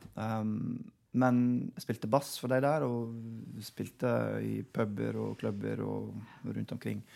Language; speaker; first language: Norwegian; non-native, fluent; English